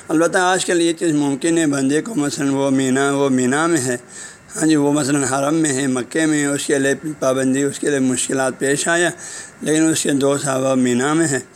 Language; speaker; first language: Urdu; non-native, local second language; Balti